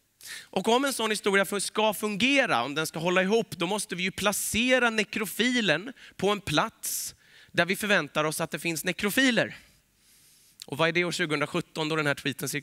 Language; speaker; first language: Swedish; native; Swedish